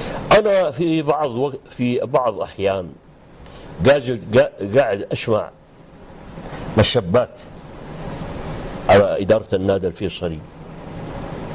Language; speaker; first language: Arabic; native; Arabic